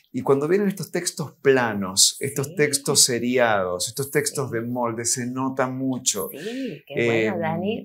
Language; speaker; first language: Spanish; native; Spanish